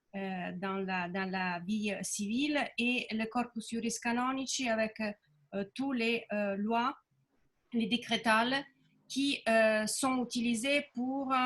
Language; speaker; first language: French; non-native, fluent; Italian